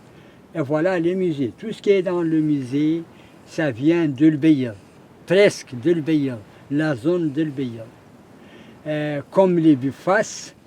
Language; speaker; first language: French; non-native, learner; Arabic